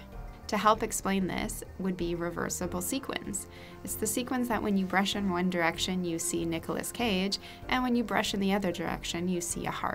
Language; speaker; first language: English; native; English